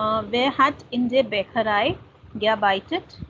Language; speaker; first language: German; non-native, fluent; Hindi